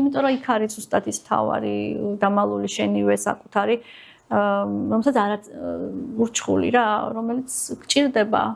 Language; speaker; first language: Georgian; native; Georgian